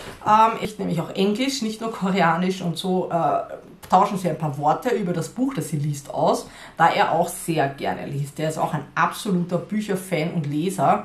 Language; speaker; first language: German; native; German